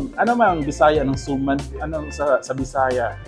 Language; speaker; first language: Filipino; non-native, local second language; Cebuano